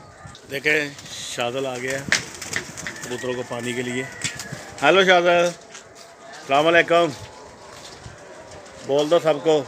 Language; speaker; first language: Hindi; non-native, local second language; Punjabi